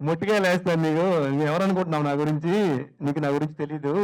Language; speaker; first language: Telugu; native; Telugu